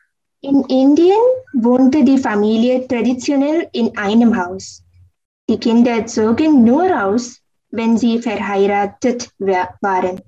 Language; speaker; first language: German; non-native, learner; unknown